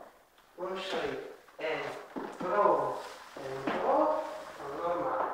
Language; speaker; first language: German; non-native, fluent; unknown